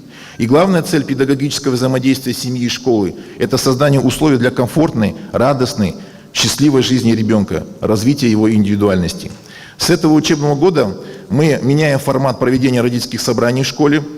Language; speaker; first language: Russian; native; Russian